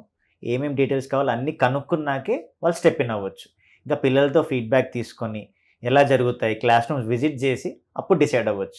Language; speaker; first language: Telugu; native; Telugu